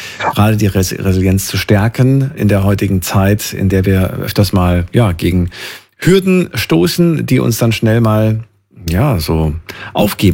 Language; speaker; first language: German; native; German